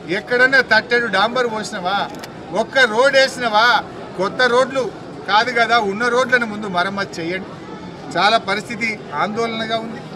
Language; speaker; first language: Telugu; native; Telugu